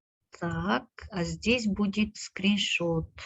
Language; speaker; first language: Russian; non-native, local second language; Kyrgyz